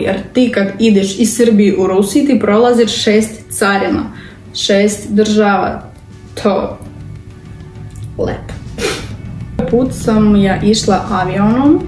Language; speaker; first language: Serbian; non-native, learner; Russian